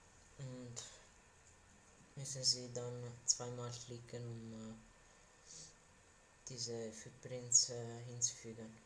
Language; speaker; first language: German; non-native, learner; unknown